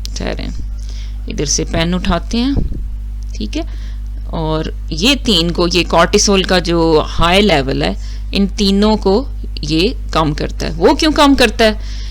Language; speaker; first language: Urdu; non-native, local second language; Punjabi